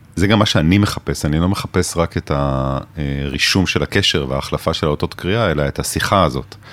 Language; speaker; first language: Hebrew; native; Hebrew